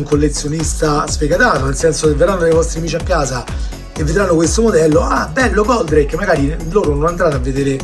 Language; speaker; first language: Italian; native; Italian